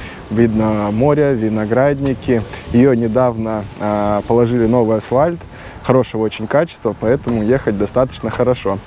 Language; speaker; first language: Russian; native; Russian